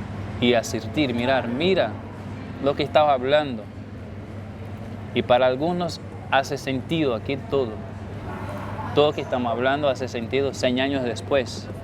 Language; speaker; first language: Spanish; non-native, fluent; Portuguese